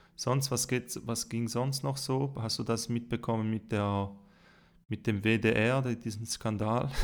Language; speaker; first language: German; native; German